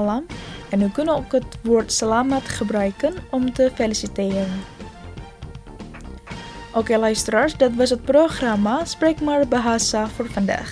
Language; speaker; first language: Dutch; non-native, learner; Indonesian